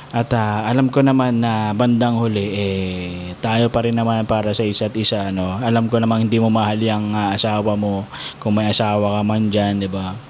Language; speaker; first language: Filipino; native; Filipino